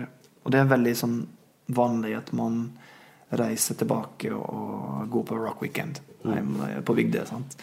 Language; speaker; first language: Norwegian; non-native, fluent; English